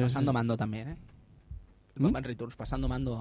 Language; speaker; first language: Spanish; native; Spanish